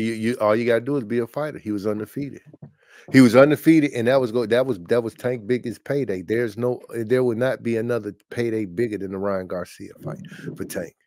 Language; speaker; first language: English; native; English